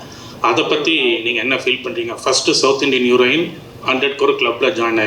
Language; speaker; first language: Tamil; non-native, local second language; Malayalam